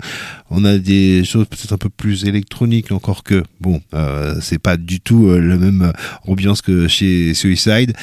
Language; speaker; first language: French; native; French